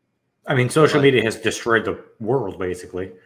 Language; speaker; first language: English; native; English